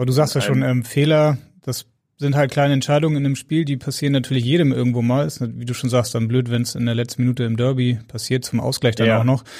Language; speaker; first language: German; native; German